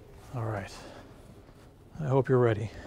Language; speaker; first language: English; native; English